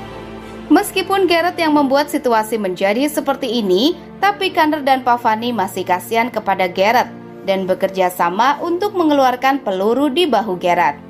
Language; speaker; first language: Indonesian; native; Indonesian